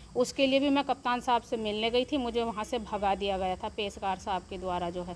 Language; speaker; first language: Hindi; native; Hindi